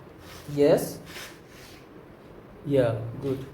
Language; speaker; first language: English; non-native, local second language; Hindi